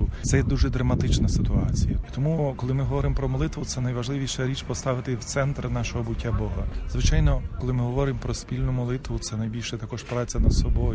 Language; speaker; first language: Ukrainian; native; Ukrainian